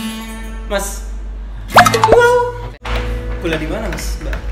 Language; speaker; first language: Indonesian; native; Indonesian